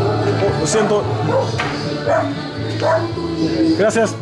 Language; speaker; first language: Spanish; non-native, learner; English